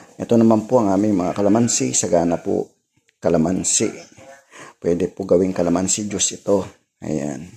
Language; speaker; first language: Filipino; native; Filipino